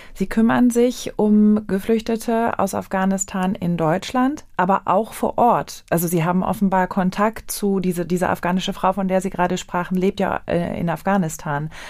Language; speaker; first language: German; native; German